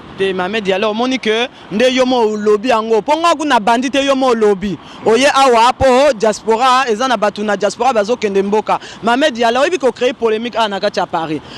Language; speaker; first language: Lingala; native; Lingala